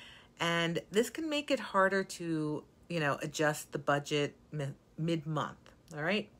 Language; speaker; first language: English; native; English